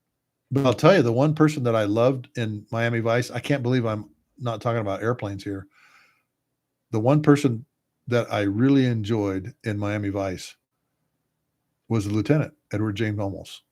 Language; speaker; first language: English; native; English